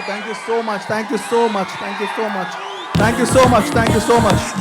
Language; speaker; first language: Telugu; native; Telugu